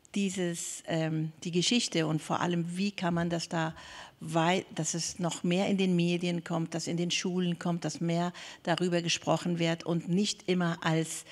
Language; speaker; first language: German; non-native, fluent; Persian